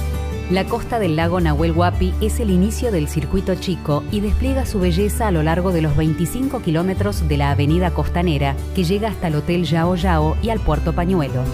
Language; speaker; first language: Spanish; native; Spanish